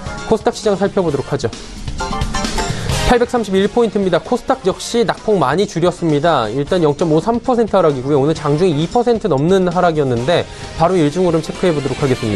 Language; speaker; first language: Korean; native; Korean